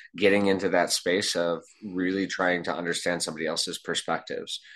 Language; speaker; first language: English; native; English